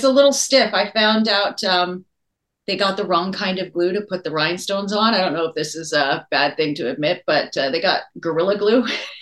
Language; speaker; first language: English; native; English